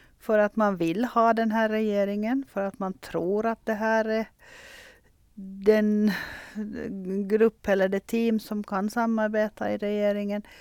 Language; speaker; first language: Swedish; native; Swedish